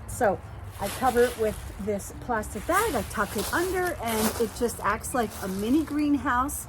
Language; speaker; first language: English; native; English